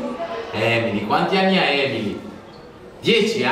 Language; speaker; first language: Italian; native; Italian